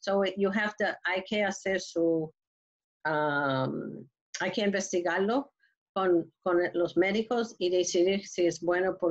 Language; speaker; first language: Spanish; non-native, learner; English